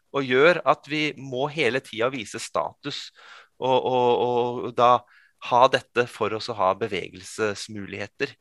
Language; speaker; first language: Norwegian; early bilingual, other home language; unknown